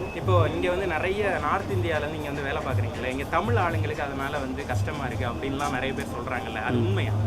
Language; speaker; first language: Tamil; native; Tamil